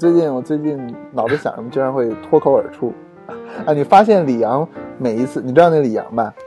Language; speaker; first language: Chinese; native; Chinese